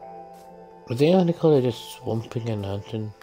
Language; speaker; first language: English; native; English